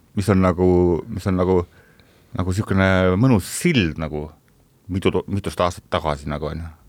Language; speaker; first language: Estonian; native; Estonian